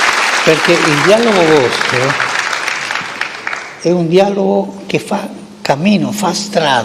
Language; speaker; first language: Italian; non-native, fluent; Spanish